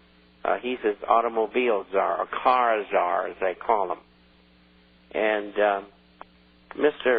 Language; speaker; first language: English; native; English